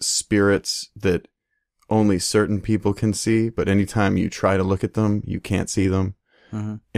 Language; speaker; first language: English; native; English